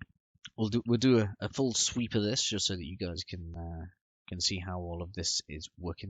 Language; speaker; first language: English; native; English